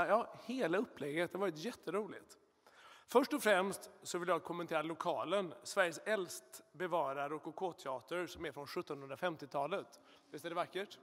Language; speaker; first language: Swedish; native; Swedish